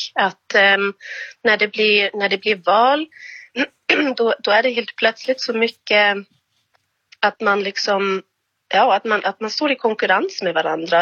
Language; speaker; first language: Swedish; non-native, fluent; German